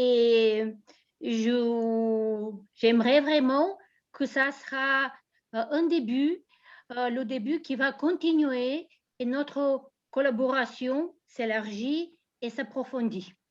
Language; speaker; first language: French; non-native, fluent; Bulgarian